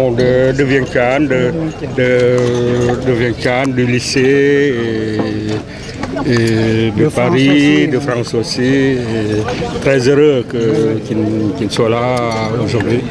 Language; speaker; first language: French; non-native, fluent; Lao